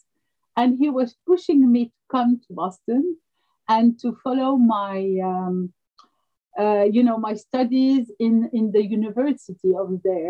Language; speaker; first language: English; non-native, fluent; French